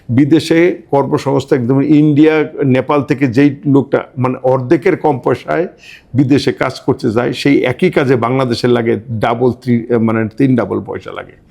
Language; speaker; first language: Bangla; native; Bangla